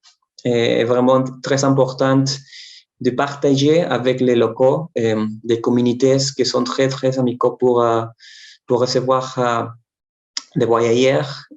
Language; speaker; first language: French; non-native, fluent; Spanish